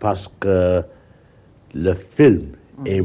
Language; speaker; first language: French; non-native, learner; English